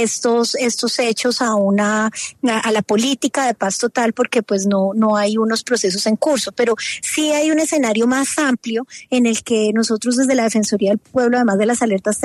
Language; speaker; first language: Spanish; native; Spanish